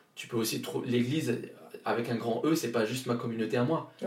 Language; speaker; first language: French; native; French